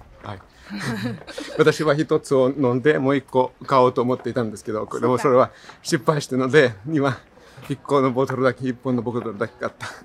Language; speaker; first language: Japanese; non-native, learner; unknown